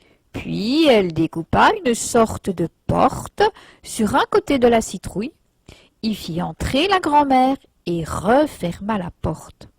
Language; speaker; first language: French; native; French